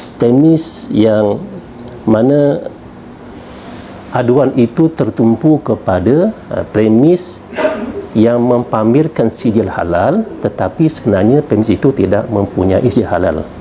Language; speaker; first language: Malay; native; Malay